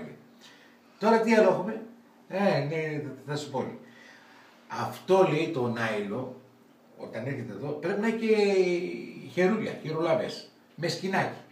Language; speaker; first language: Greek; native; Greek